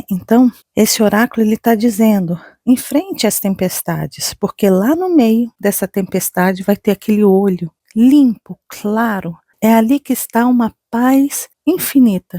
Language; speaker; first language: Portuguese; native; Portuguese